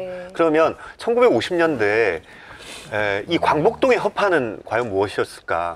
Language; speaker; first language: Korean; native; Korean